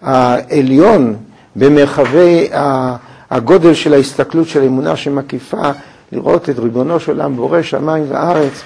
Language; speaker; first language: Hebrew; native; Hebrew